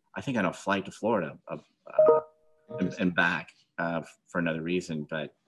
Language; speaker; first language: English; native; English